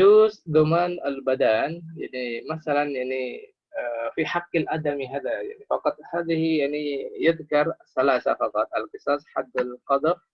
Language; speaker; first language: Arabic; non-native, fluent; Indonesian